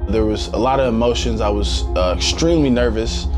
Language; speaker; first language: English; native; English